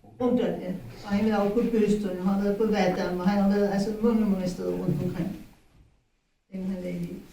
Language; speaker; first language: Danish; native; Danish